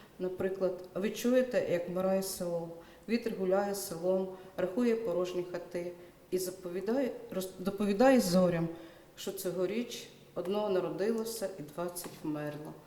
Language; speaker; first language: Ukrainian; native; Ukrainian